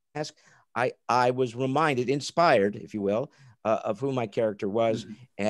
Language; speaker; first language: English; native; English